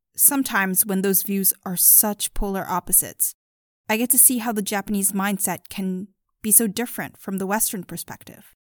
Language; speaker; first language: English; early bilingual, other home language; Japanese